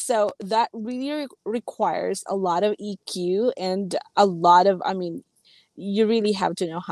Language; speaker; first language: English; non-native, local second language; Cebuano